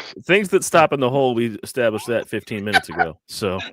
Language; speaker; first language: English; native; English